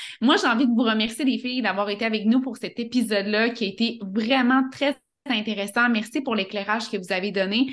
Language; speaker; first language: French; native; French